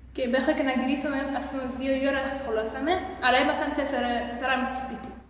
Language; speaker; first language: Greek; early bilingual, other home language; Persian